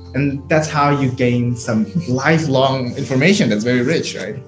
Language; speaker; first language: English; non-native, fluent; Indonesian